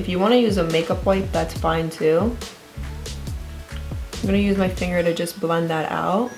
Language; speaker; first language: English; native; English